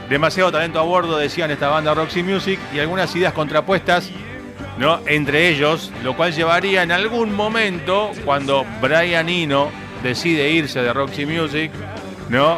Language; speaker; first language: Spanish; native; Spanish